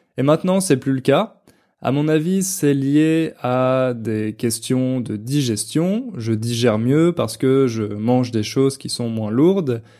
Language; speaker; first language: French; native; French